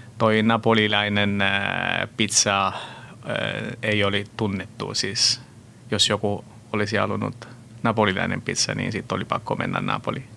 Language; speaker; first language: Finnish; non-native, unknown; Italian